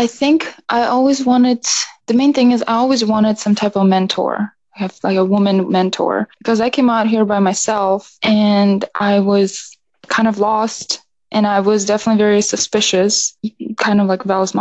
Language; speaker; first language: English; non-native, fluent; Russian